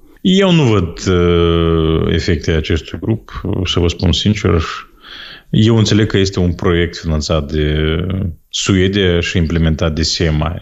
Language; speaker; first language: Romanian; non-native, local second language; Gagauz